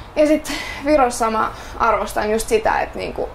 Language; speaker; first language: Finnish; early bilingual, other home language; Estonian